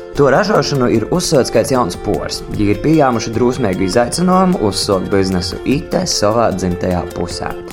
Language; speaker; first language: Latvian; native; Latvian